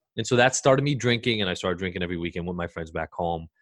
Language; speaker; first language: English; early bilingual, other home language; Hebrew